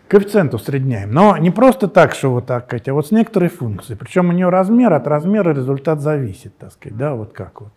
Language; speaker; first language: Russian; native; Russian